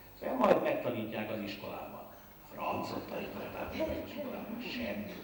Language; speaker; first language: Hungarian; native; Hungarian